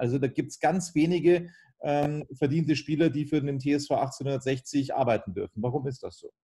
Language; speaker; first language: German; native; German